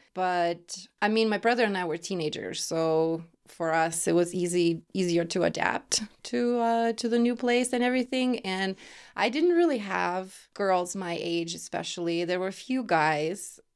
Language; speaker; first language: English; non-native, fluent; Lithuanian